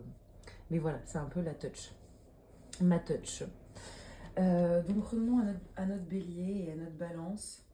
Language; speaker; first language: French; native; French